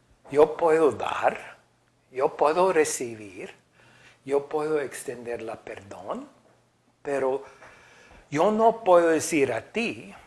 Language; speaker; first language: Spanish; non-native, fluent; English